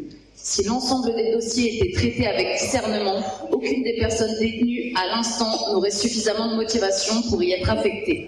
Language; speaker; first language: French; native; French